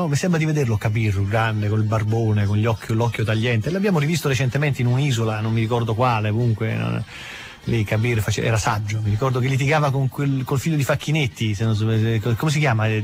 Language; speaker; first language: Italian; native; Italian